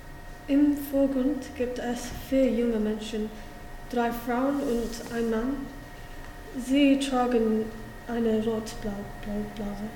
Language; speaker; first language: German; non-native, learner; English